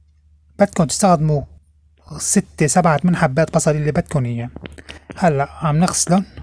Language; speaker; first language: Arabic; native; Arabic